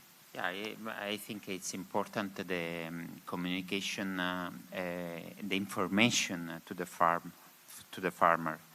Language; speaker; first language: English; non-native, learner; Spanish